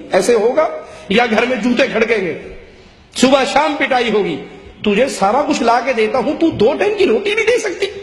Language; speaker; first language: Urdu; non-native, local second language; Punjabi